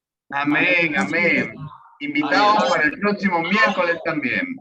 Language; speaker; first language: Spanish; native; Spanish